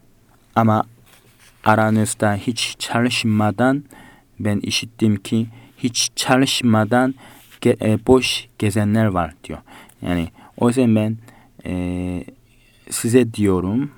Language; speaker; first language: Turkish; non-native, fluent; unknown